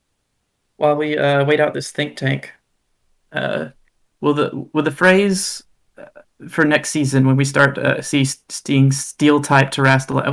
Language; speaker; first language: English; native; English